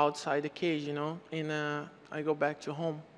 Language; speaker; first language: English; non-native, learner; Portuguese